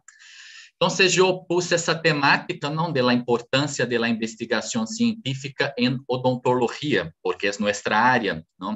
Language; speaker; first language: Spanish; non-native, fluent; Portuguese